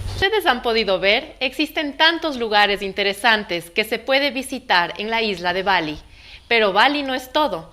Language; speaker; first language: Spanish; native; Spanish